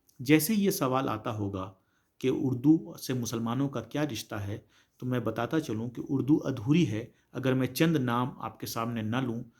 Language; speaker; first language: Urdu; native; Urdu